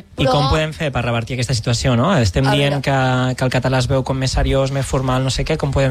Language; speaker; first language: Catalan; native; Catalan